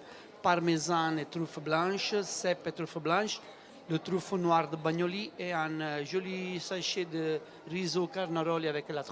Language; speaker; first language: French; non-native, learner; Italian